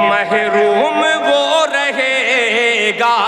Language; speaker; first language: Urdu; native; Urdu